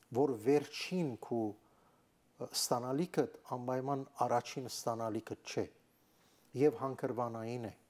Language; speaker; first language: Armenian; native; Armenian